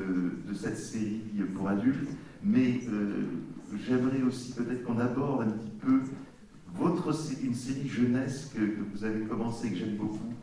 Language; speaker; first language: French; native; French